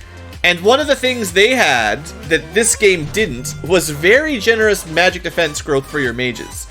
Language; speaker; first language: English; native; English